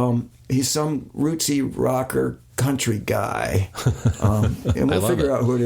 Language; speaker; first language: English; native; English